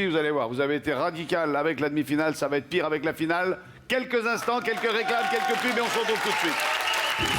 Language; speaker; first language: French; native; French